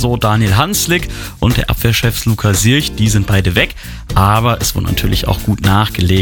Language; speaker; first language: German; native; German